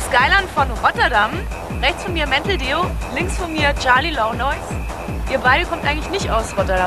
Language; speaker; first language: German; native; German